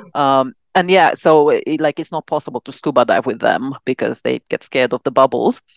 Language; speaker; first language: English; non-native, fluent; Romanian